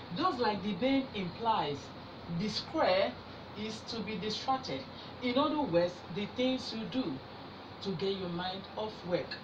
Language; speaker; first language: English; non-native, local second language; Igbo